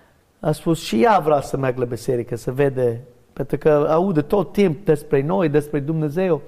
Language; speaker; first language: Romanian; non-native, learner; English